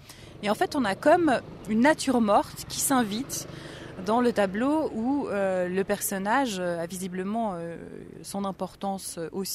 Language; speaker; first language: French; native; French